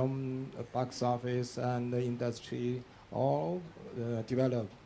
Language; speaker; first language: English; non-native, learner; Chinese